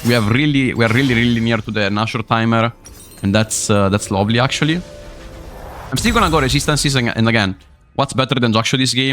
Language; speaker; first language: English; non-native, fluent; Italian